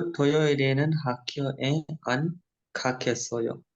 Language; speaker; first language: Korean; non-native, learner; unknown